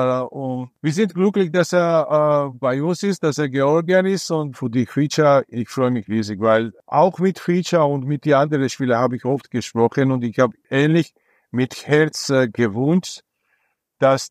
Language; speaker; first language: German; non-native, fluent; Georgian